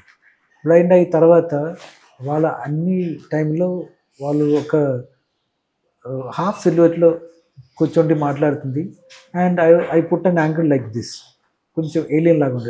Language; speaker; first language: Telugu; non-native, learner; Malayalam